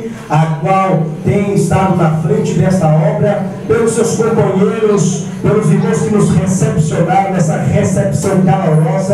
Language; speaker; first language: Portuguese; native; Portuguese